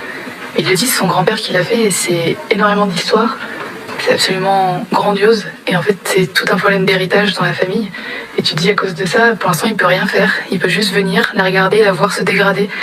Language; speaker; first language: French; native; French